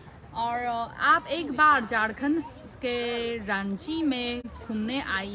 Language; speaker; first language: Hindi; non-native, fluent; Chinese